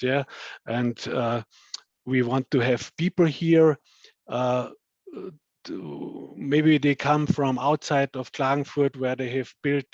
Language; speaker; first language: English; non-native, fluent; German